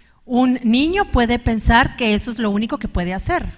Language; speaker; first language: Spanish; native; Spanish